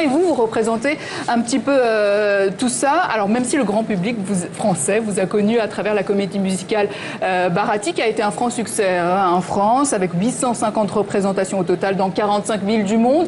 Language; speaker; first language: French; native; French